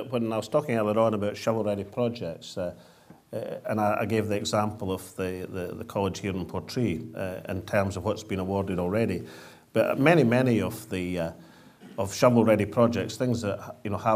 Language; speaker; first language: English; native; English